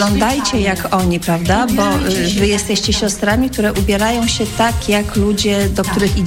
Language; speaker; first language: Polish; native; Polish